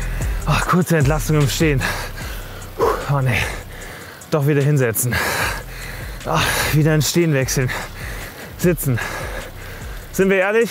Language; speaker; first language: German; native; German